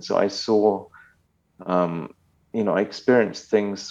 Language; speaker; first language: English; native; English